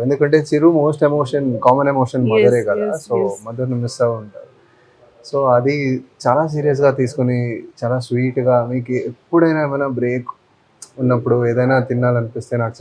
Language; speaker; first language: Telugu; non-native, fluent; Tamil